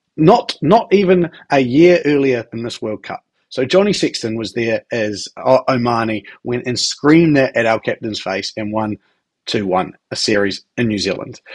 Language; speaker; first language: English; native; English